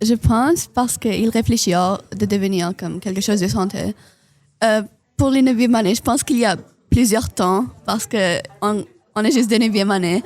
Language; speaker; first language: French; non-native, local second language; Arabic